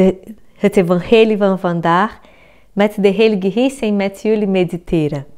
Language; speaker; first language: Dutch; non-native, fluent; Portuguese